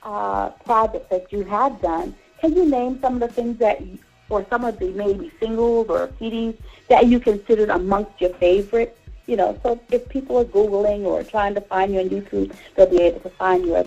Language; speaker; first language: English; native; English